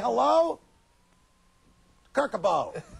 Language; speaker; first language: English; native; English